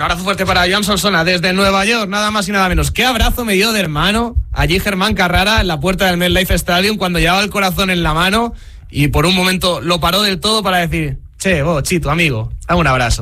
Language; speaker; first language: Spanish; native; Spanish